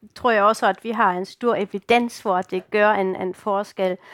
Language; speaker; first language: Danish; non-native, fluent; German